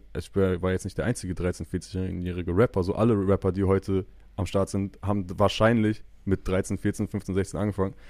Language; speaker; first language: German; native; German